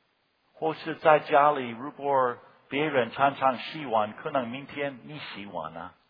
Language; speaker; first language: Chinese; non-native, fluent; English